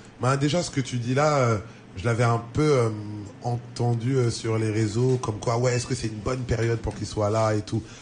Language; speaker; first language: French; early bilingual, other home language; Lingala